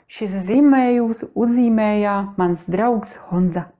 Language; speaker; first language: Latvian; non-native, learner; Czech